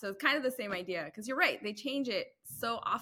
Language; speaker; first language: English; native; English